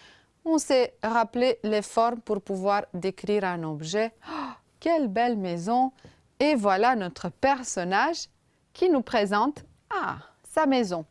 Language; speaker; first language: French; non-native, fluent; Romanian